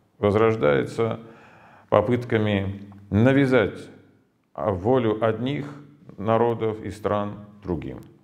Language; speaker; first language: Russian; non-native, local second language; Armenian